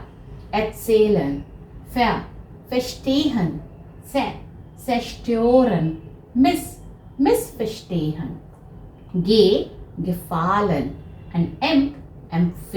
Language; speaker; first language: German; non-native, fluent; Hindi